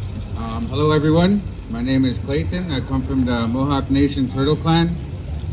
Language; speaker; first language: English; native; English